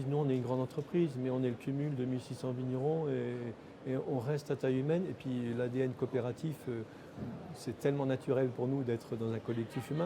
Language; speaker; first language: French; native; French